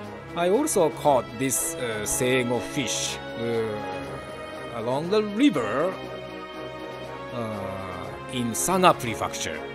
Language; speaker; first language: English; non-native, learner; Japanese